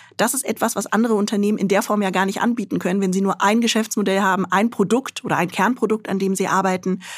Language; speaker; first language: German; early bilingual, other home language; Arabic